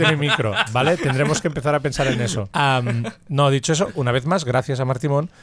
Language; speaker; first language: Spanish; native; Spanish